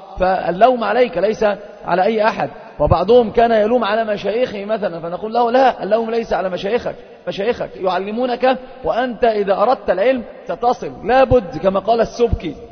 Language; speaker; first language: Arabic; native; Arabic